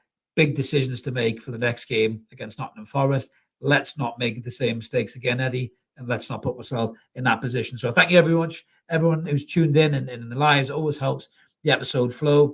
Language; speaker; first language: English; native; English